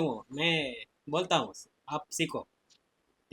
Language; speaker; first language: Hindi; non-native, local second language; Kannada